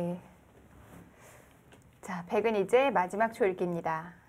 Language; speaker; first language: Korean; native; Korean